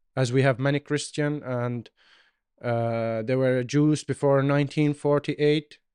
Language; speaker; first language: English; non-native, learner; Arabic